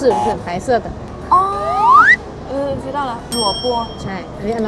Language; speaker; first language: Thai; non-native, learner; Chinese